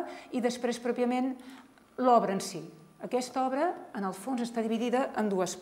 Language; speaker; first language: Catalan; native; Catalan